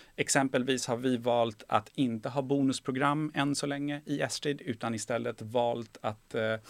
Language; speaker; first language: Swedish; early bilingual, other home language; Persian